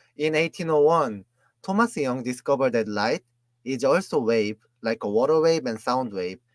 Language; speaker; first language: English; non-native, fluent; Korean